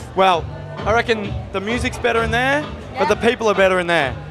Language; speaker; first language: English; native; English